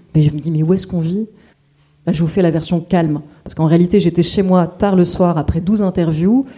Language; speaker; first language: French; native; French